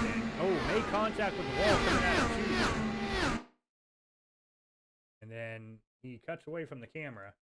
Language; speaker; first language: English; native; English